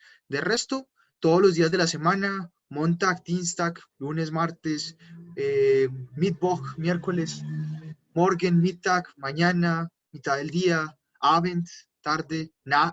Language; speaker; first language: Spanish; native; Spanish